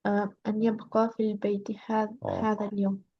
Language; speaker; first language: Arabic; non-native, learner; Albanian